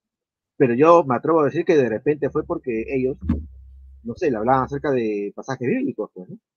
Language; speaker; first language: Spanish; native; Spanish